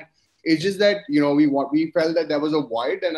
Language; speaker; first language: English; non-native, local second language; Hindi